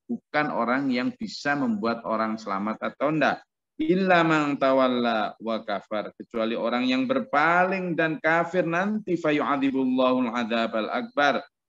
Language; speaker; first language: Indonesian; non-native, local second language; Javanese